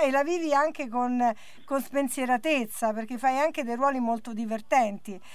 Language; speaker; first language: Italian; native; Italian